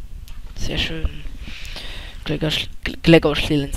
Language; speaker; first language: German; native; German